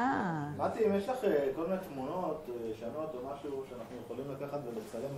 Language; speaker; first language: Hebrew; native; Hebrew